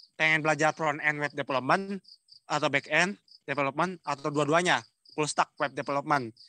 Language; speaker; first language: Indonesian; native; Indonesian